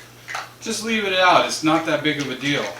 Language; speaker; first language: English; native; English